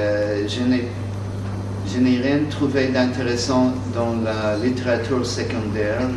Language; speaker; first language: French; non-native, fluent; English